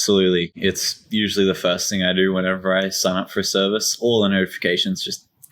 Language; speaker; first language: English; native; English